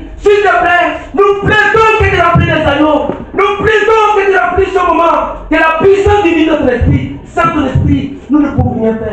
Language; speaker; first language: French; non-native, local second language; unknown